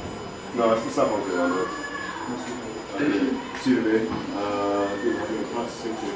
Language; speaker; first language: Spanish; non-native, learner; English